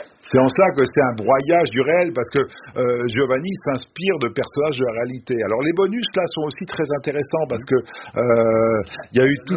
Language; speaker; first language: French; native; French